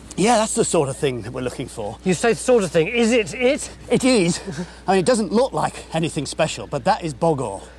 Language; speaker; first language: English; native; English